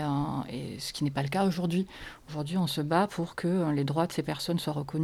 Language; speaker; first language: French; native; French